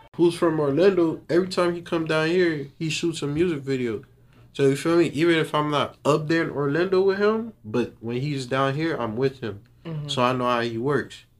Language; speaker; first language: English; early bilingual, other home language; Haitian Creole